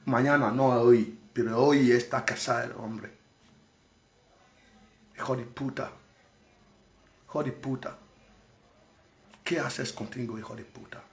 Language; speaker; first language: Spanish; non-native, learner; Bini